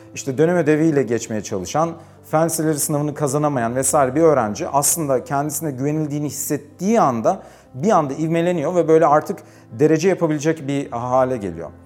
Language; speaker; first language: Turkish; native; Turkish